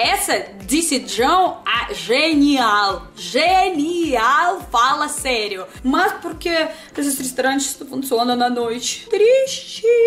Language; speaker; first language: Portuguese; non-native, learner; Russian